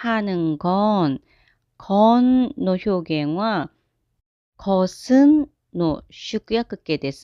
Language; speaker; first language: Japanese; non-native, fluent; Korean